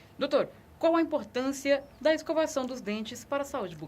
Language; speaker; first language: Portuguese; native; Portuguese